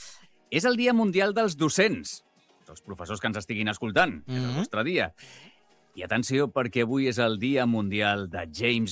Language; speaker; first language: Catalan; native; Catalan